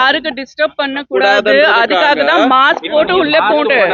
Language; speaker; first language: Tamil; non-native, learner; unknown